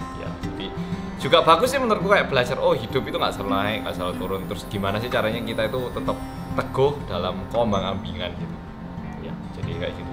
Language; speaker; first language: Indonesian; early bilingual, other home language; Korean